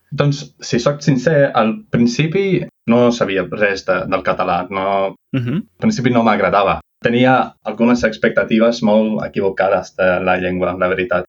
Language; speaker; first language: Catalan; non-native, fluent; English